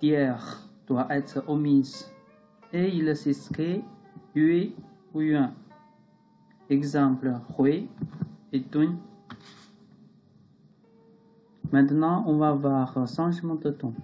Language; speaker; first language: French; non-native, learner; Chinese